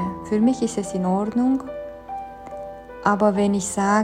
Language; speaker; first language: German; non-native, fluent; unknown